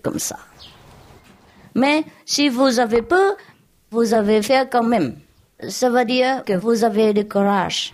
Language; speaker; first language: French; non-native, learner; Vietnamese